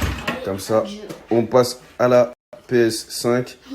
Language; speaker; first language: French; native; French